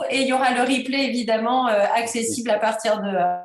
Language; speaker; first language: French; native; French